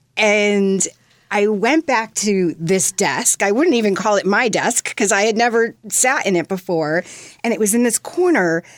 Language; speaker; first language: English; native; English